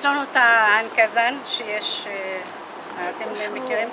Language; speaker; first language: Hebrew; non-native, local second language; Adyghe